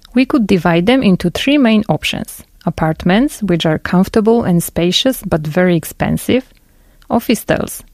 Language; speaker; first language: English; non-native, fluent; Polish